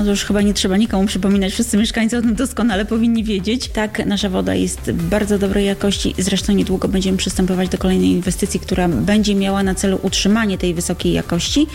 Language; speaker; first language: Polish; native; Polish